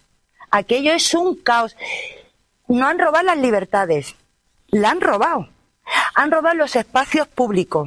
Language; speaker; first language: Spanish; native; Spanish